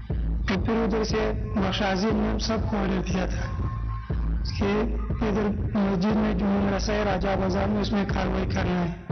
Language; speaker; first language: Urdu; non-native, local second language; Pashto